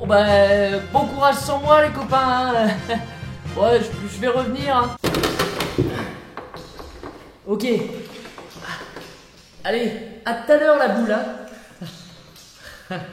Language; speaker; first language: French; native; French